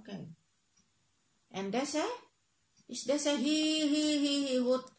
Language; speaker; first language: Dutch; non-native, learner; Indonesian